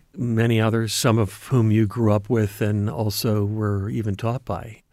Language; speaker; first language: English; native; English